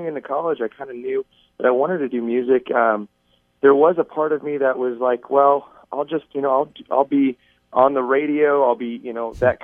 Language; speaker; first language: English; native; English